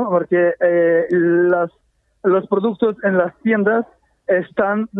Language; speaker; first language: Spanish; non-native, fluent; Ukrainian